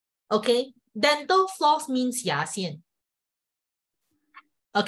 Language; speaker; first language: English; non-native, local second language; Chinese